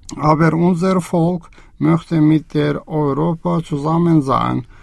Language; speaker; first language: German; non-native, learner; Azerbaijani